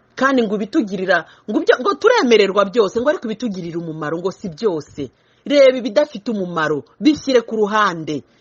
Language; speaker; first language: Kinyarwanda; early bilingual, heritage; Kinyarwanda